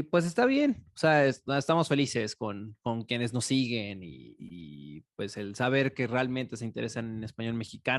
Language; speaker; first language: Spanish; native; Spanish